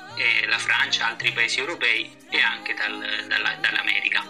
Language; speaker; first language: Italian; native; Italian